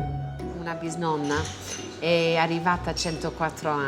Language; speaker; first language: Italian; early bilingual, heritage; English